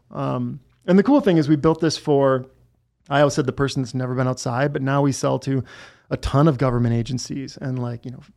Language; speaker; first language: English; native; English